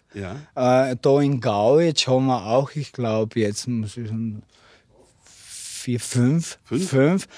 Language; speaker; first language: German; non-native, learner; Slovenian